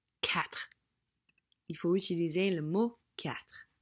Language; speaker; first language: French; non-native, fluent; English